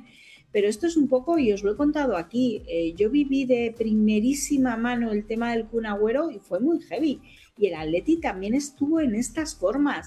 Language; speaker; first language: Spanish; native; Spanish